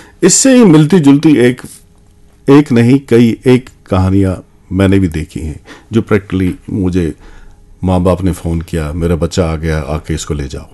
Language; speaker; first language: Urdu; non-native, local second language; Kashmiri